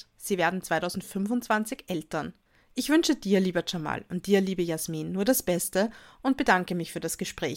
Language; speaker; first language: German; native; German